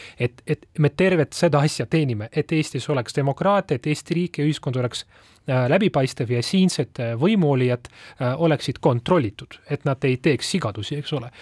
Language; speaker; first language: Estonian; non-native, local second language; Russian